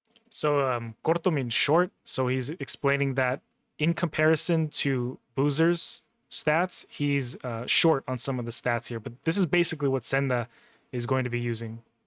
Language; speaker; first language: English; native; English